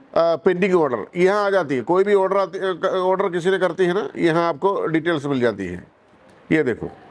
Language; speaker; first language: Hindi; non-native, local second language; Malayalam